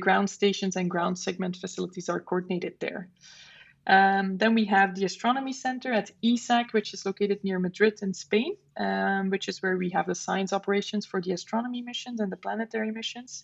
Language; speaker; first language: English; non-native, fluent; Dutch